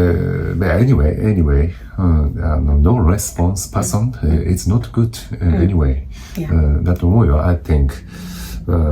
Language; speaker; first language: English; non-native, learner; Japanese